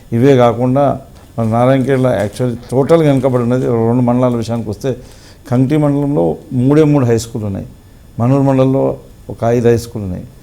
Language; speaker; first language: Telugu; native; Telugu